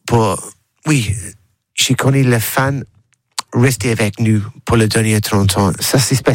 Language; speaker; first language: French; non-native, learner; English